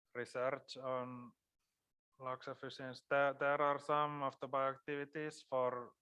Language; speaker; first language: English; non-native, fluent; Finnish